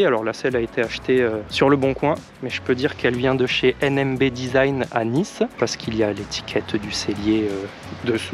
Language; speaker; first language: French; native; French